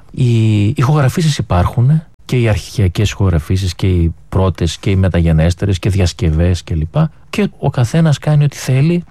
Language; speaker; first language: Greek; native; Greek